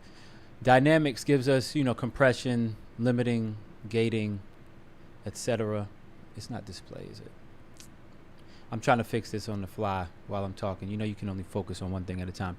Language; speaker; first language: English; native; English